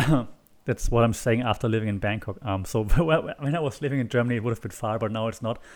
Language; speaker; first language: English; non-native, fluent; German